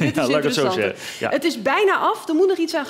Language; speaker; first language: Dutch; native; Dutch